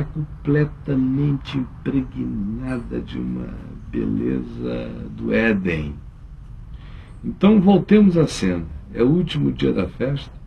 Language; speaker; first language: Portuguese; native; Portuguese